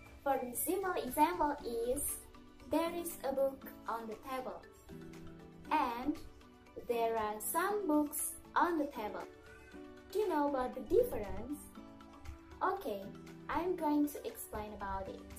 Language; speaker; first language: English; non-native, learner; Indonesian